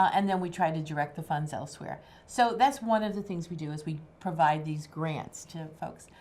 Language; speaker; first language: English; native; English